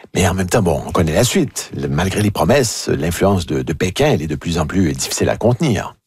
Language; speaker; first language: French; native; French